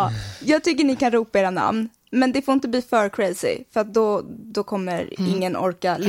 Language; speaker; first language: Swedish; native; Swedish